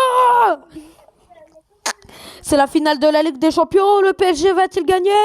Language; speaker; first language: French; native; French